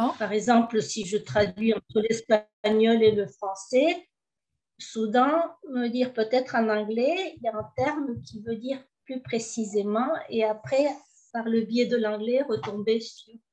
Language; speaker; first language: French; early bilingual, heritage; French